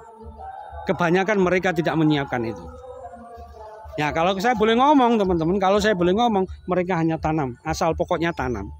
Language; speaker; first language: Indonesian; native; Indonesian